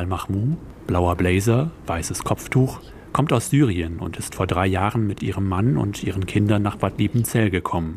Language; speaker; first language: German; native; German